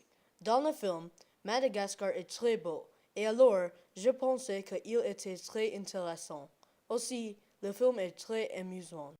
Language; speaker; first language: French; non-native, learner; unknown